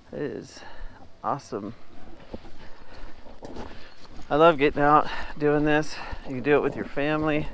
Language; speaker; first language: English; native; English